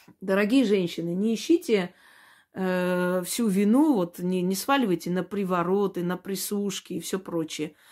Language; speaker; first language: Russian; non-native, local second language; Armenian